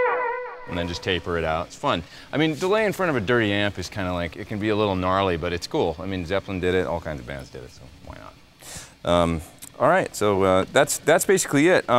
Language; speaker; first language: English; native; English